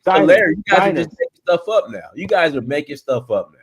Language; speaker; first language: English; native; English